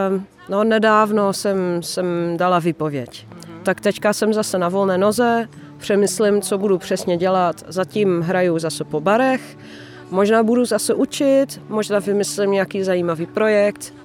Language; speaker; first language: Czech; non-native, fluent; Dutch